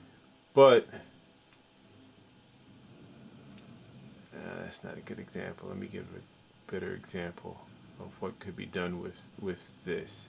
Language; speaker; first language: English; native; English